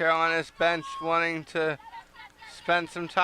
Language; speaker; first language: English; native; English